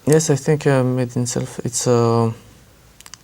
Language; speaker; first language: English; non-native, learner; French